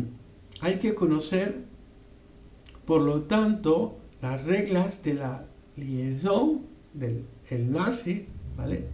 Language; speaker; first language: Spanish; non-native, fluent; French